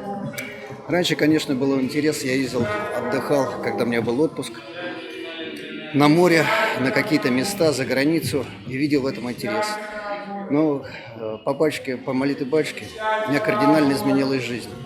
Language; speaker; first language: Russian; native; Russian